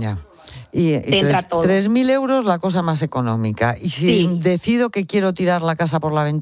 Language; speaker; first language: Spanish; native; Spanish